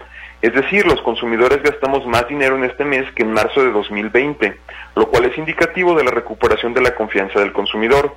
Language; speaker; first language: Spanish; native; Spanish